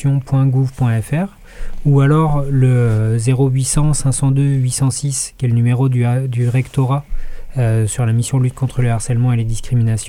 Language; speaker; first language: French; native; French